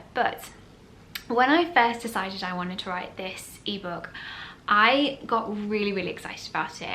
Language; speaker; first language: English; native; English